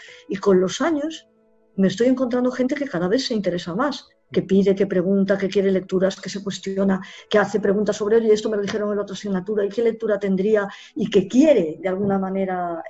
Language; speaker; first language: Spanish; native; Spanish